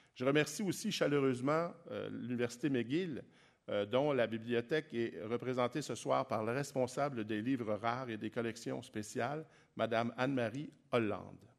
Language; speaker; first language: French; native; French